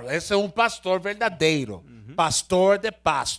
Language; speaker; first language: Portuguese; non-native, learner; Spanish